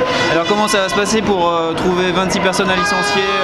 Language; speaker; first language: French; native; French